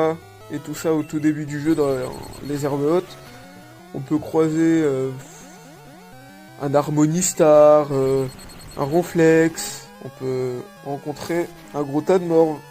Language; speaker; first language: French; native; French